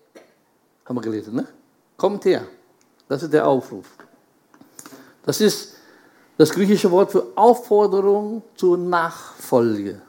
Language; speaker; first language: German; non-native, fluent; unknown